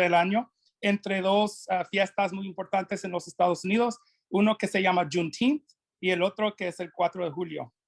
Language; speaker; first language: Spanish; non-native, fluent; English